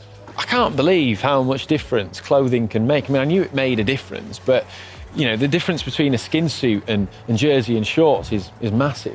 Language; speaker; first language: English; native; English